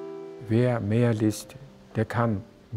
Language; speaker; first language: German; non-native, fluent; Mongolian